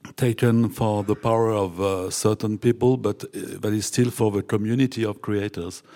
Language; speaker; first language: English; non-native, fluent; French